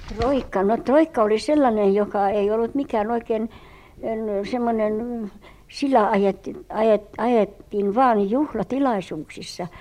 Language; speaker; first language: Finnish; early bilingual, heritage; Finnish